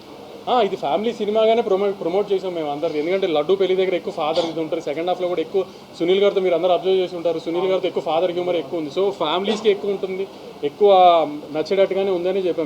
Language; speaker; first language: Telugu; native; Telugu